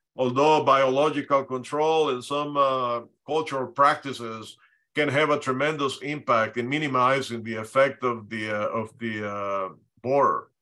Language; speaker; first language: English; non-native, fluent; Spanish